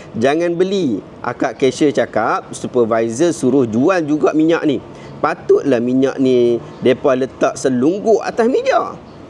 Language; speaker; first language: Malay; native; Malay